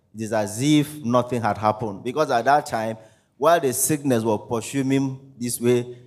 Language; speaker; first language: English; non-native, local second language; Ibibio